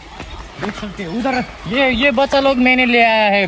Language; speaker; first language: Hindi; non-native, learner; Nepali